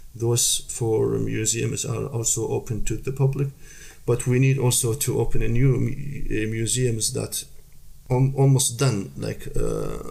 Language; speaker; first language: English; non-native, fluent; Arabic